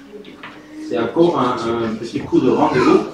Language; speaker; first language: French; non-native, fluent; Swedish